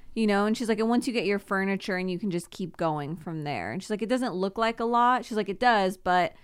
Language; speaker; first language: English; native; English